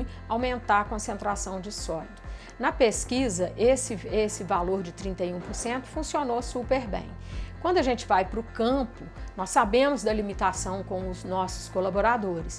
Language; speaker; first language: Portuguese; native; Portuguese